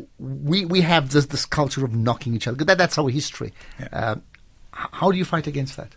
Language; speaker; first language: English; native; English